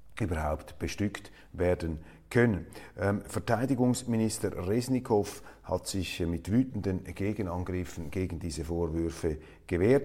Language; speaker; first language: German; native; German